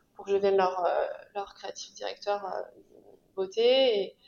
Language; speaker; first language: French; native; French